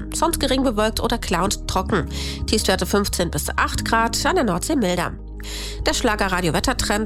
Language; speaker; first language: German; native; German